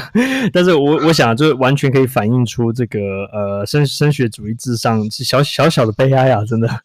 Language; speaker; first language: Chinese; native; Chinese